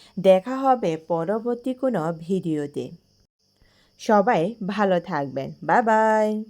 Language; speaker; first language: Bangla; non-native, local second language; Marma